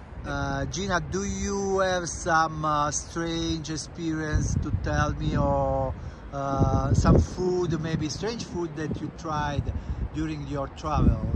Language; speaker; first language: English; non-native, fluent; Italian